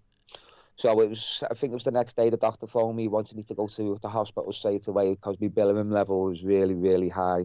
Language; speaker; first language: English; native; English